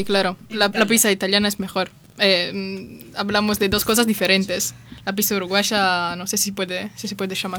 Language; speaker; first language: Spanish; non-native, learner; Italian